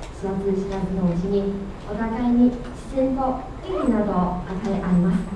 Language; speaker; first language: Japanese; non-native, fluent; Chinese